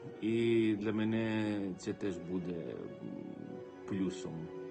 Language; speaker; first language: Ukrainian; non-native, learner; Greek